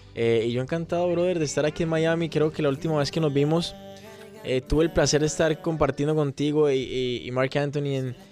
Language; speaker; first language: Spanish; native; Spanish